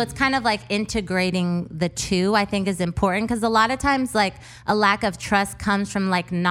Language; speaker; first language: English; native; English